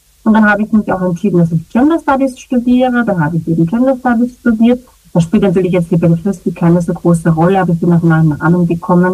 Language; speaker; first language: German; native; German